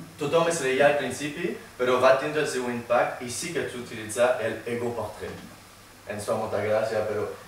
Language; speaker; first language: Catalan; non-native, fluent; French